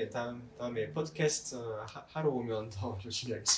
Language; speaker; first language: Korean; non-native, fluent; French